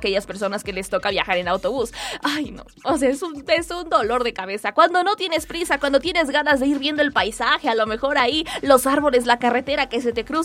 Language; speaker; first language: Spanish; native; Spanish